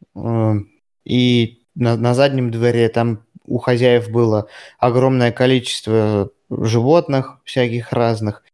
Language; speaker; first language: Russian; native; Russian